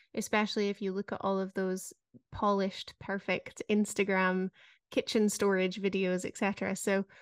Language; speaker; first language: English; native; English